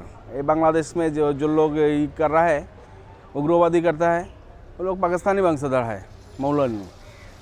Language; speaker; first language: Hindi; non-native, local second language; Bangla